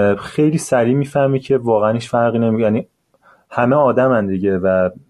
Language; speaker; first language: Persian; native; Persian